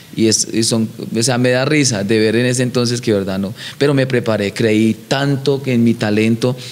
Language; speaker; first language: Spanish; native; Spanish